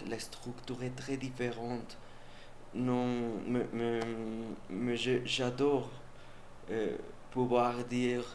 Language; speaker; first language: French; non-native, learner; Spanish